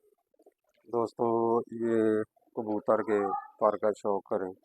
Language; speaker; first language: Hindi; non-native, local second language; Punjabi